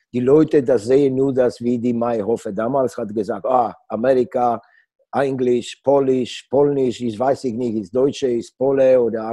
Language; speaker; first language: German; non-native, learner; Polish